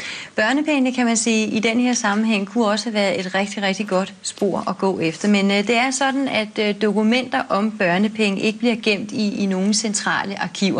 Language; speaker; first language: Danish; native; Danish